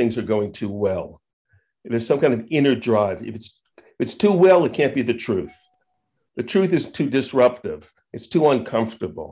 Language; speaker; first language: English; native; English